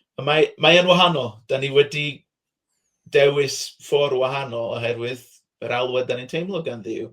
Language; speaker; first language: Welsh; non-native, fluent; English